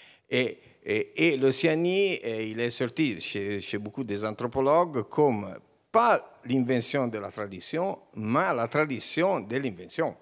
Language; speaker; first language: French; non-native, learner; Italian